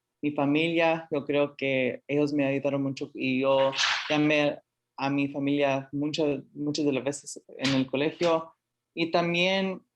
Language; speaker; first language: Spanish; early bilingual, heritage; Spanish